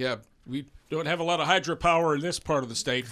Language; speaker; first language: English; native; English